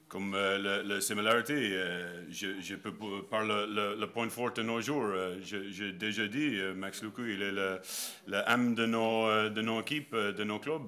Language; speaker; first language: French; non-native, learner; English